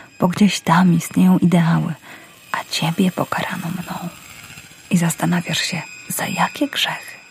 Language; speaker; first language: Polish; native; Polish